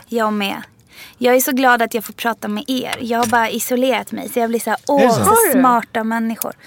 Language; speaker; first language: Swedish; early bilingual, other home language; Persian